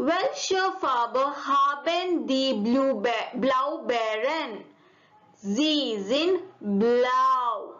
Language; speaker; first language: German; non-native, fluent; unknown